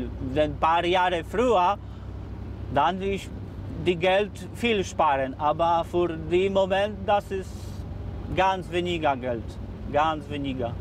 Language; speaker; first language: German; non-native, learner; Polish